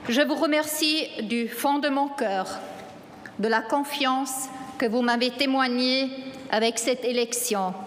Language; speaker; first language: French; non-native, local second language; German